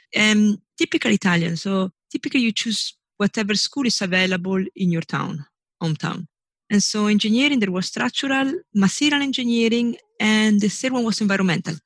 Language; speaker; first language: English; non-native, fluent; Italian